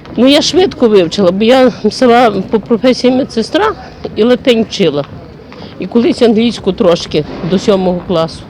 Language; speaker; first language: Ukrainian; native; Ukrainian